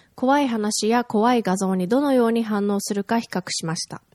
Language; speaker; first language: Japanese; early bilingual, heritage; Japanese